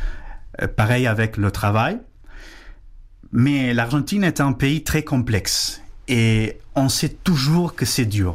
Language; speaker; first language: French; non-native, fluent; Spanish